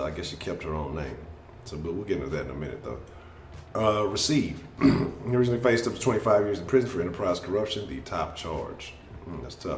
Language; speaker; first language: English; native; English